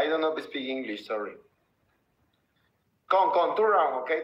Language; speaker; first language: English; non-native, learner; Spanish